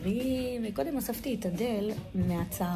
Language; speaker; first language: Hebrew; native; Hebrew